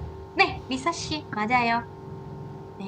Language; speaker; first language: Korean; non-native, fluent; Indonesian